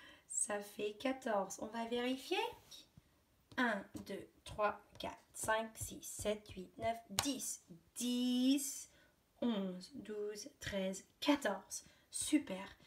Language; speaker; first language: French; native; French